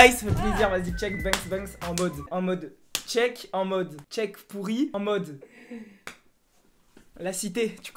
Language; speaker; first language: French; native; French